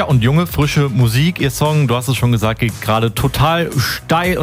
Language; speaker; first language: German; native; German